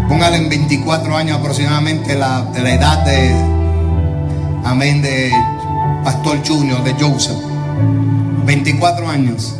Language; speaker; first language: Spanish; native; Spanish